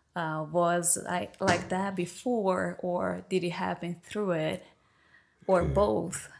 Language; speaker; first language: English; non-native, fluent; Portuguese